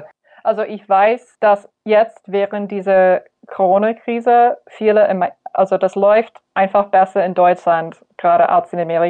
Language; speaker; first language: German; non-native, fluent; English